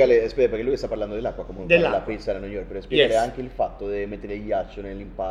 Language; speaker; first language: Italian; native; Italian